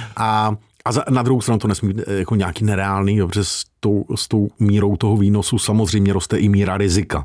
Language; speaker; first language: Czech; native; Czech